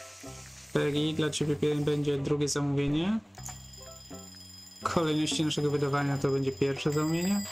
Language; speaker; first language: Polish; native; Polish